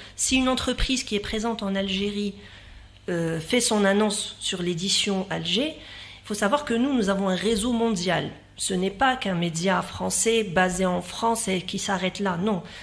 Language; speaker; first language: French; non-native, local second language; Arabic